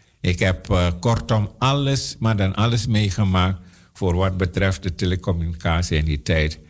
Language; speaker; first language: Dutch; non-native, local second language; Sranan Tongo